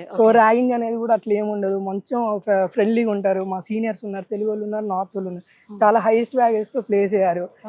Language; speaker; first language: Telugu; native; Telugu